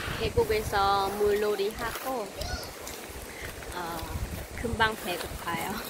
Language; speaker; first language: Korean; non-native, local second language; Khmer